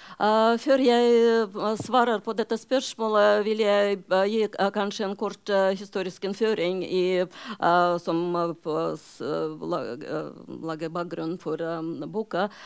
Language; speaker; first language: Norwegian; non-native, fluent; Russian